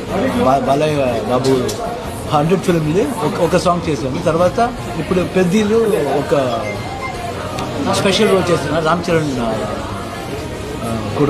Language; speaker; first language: Telugu; non-native, fluent; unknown